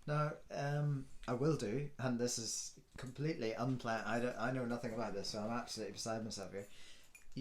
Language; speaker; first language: English; native; English